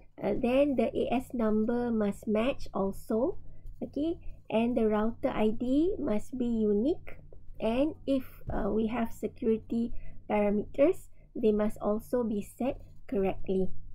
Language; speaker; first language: English; non-native, local second language; Malay